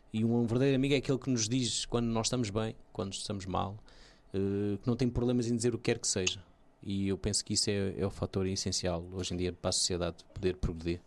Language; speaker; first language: Portuguese; early bilingual, other home language; Kabuverdianu